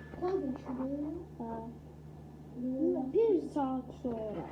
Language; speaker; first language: Turkish; non-native, learner; Azerbaijani